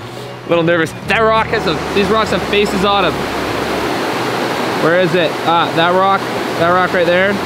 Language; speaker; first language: English; native; English